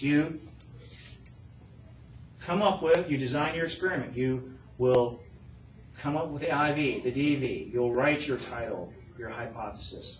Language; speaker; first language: English; native; English